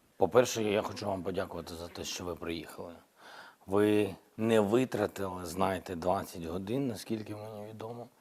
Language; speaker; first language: Ukrainian; non-native, local second language; Russian